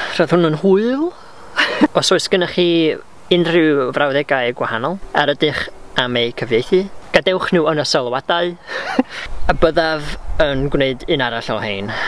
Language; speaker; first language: Welsh; non-native, local second language; English